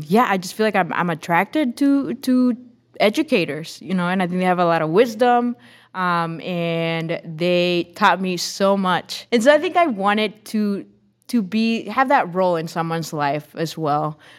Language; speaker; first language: English; non-native, fluent; Spanish